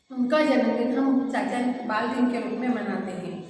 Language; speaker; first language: Hindi; non-native, local second language; Marathi